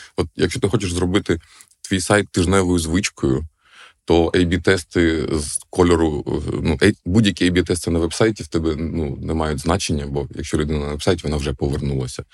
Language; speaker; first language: Ukrainian; non-native, local second language; Russian